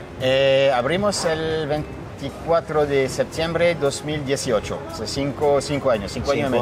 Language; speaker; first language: Spanish; non-native, fluent; French